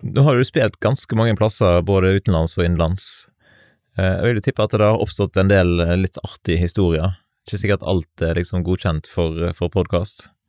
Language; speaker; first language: Norwegian; native; Norwegian